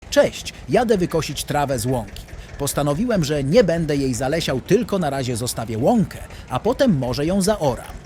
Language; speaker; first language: Polish; native; Polish